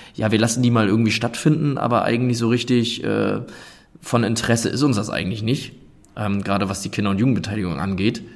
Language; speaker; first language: German; native; German